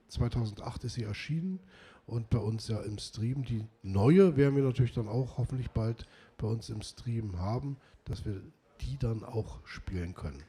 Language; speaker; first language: German; native; German